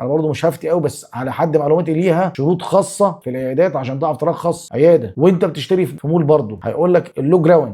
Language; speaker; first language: Arabic; native; Arabic